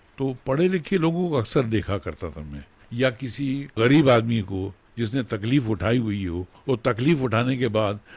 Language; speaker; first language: Hindi; native; Hindi